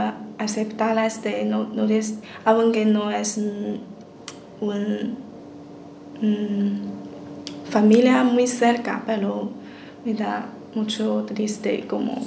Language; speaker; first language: Spanish; non-native, learner; Chinese